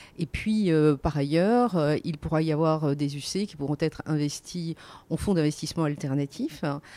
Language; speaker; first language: French; native; French